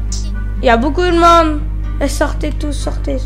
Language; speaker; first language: French; native; French